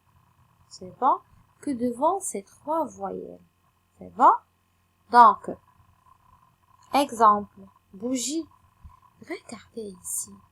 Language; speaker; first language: French; non-native, local second language; Arabic